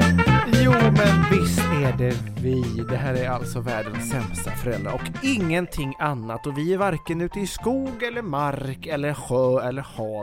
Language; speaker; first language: Swedish; native; Swedish